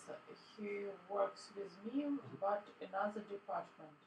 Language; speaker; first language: English; non-native, learner; Russian